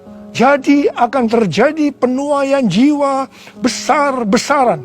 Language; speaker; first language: Indonesian; native; Indonesian